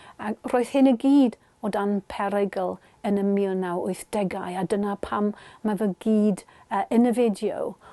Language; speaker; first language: Welsh; non-native, fluent; German